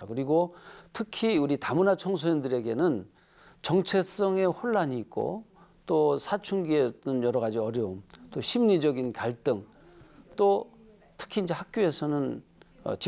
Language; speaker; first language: Korean; native; Korean